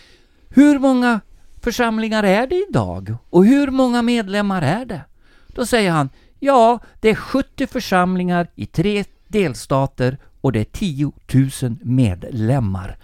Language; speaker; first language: Swedish; native; Swedish